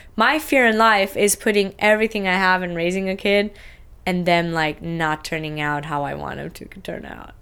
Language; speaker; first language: English; non-native, fluent; Romanian